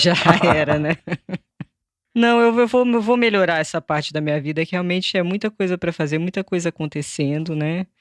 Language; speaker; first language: Portuguese; native; Portuguese